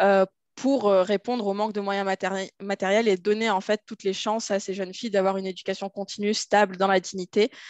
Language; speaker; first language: French; native; French